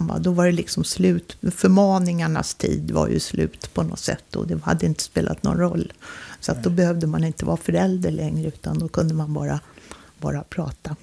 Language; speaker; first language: Swedish; native; Swedish